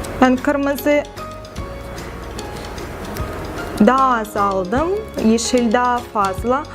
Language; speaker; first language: Turkish; non-native, fluent; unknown